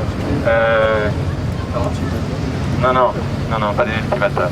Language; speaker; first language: French; native; French